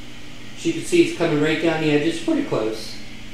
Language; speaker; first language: English; native; English